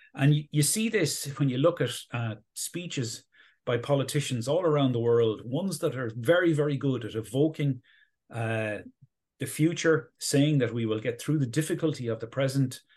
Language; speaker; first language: English; native; English